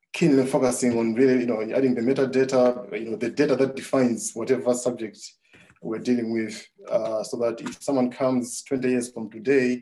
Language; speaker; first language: English; non-native, local second language; Nyanja